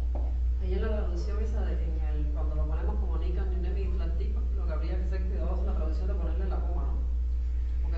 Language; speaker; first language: Spanish; native; Spanish